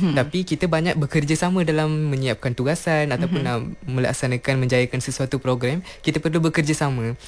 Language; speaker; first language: Malay; non-native, local second language; Tamil